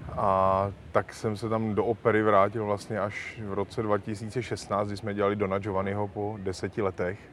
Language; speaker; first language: Czech; native; Czech